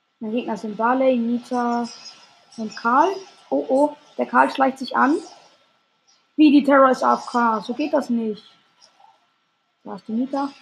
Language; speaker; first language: German; native; German